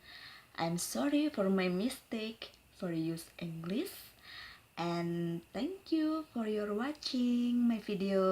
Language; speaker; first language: English; non-native, learner; Indonesian